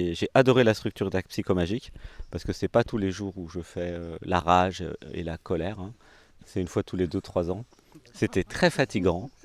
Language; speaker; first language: French; native; French